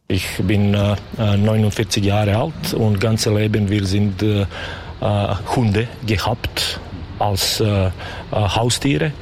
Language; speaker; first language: German; non-native, learner; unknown